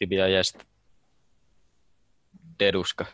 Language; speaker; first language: Russian; non-native, learner; Finnish